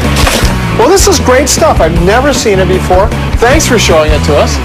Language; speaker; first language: English; native; English